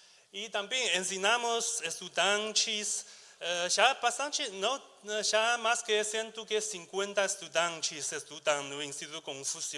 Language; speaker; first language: Portuguese; non-native, learner; Chinese